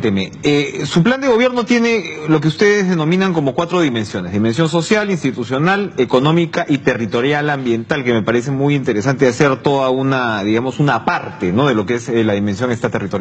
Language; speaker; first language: Spanish; native; Spanish